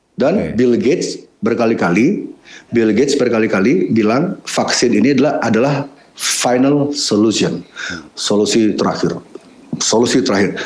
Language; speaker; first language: Indonesian; native; Indonesian